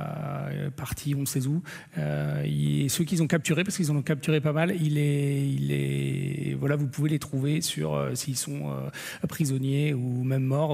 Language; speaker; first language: French; native; French